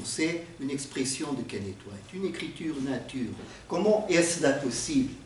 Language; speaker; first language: French; non-native, fluent; Portuguese